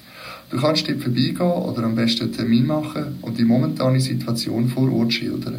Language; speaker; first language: German; native; German